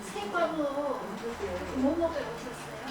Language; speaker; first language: Korean; non-native, learner; Chinese